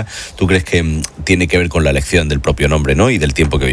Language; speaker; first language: Spanish; native; Spanish